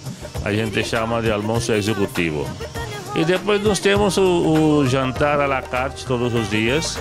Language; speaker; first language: Portuguese; non-native, fluent; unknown